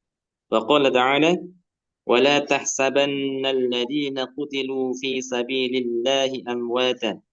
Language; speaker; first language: Arabic; non-native, learner; Indonesian